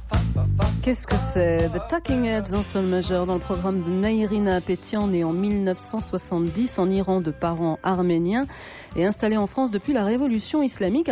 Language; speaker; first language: French; native; French